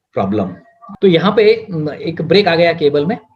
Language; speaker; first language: Hindi; non-native, local second language; Marathi